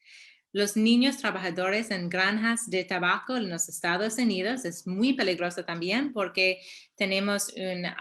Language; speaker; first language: Spanish; early bilingual, heritage; Spanish